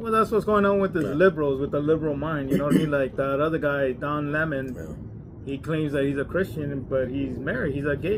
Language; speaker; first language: English; native; English